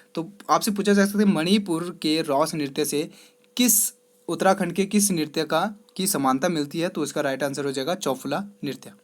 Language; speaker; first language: Hindi; native; Hindi